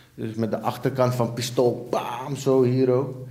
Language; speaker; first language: Dutch; early bilingual, other home language; Papiamento